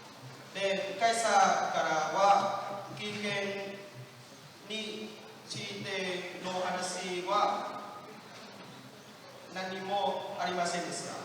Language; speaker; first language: Japanese; non-native, learner; Vietnamese